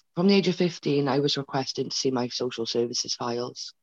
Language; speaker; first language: English; native; English